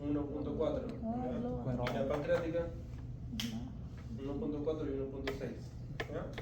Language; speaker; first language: Spanish; native; Spanish